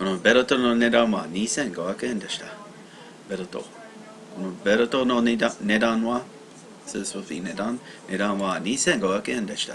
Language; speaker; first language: Japanese; non-native, learner; English